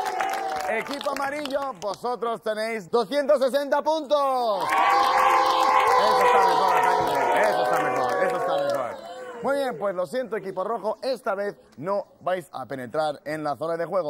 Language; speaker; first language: Spanish; native; Spanish